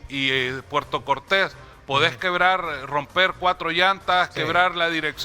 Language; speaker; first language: Spanish; native; Spanish